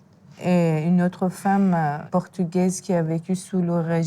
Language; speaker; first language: French; non-native, fluent; Persian